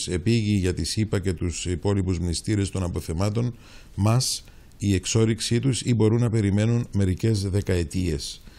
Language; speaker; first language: Greek; native; Greek